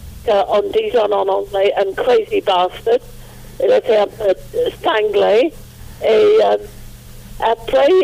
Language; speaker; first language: French; non-native, fluent; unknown